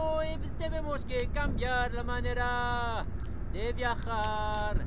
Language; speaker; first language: Spanish; non-native, learner; French